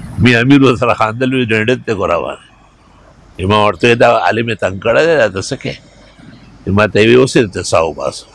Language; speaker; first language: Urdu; non-native, local second language; Pashto